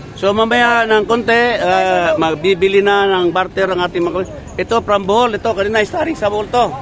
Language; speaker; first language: Filipino; non-native, local second language; Cebuano